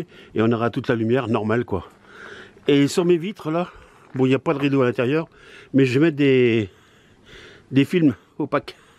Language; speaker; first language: French; native; French